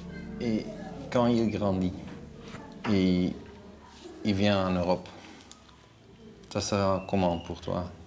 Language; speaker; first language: French; non-native, learner; Dutch